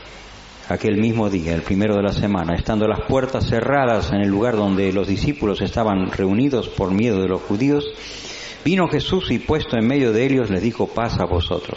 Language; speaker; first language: Spanish; native; Spanish